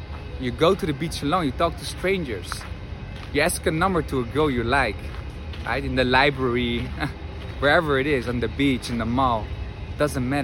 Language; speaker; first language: English; non-native, fluent; Dutch